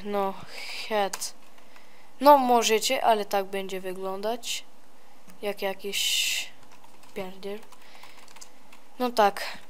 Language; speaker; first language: Polish; early bilingual, heritage; Polish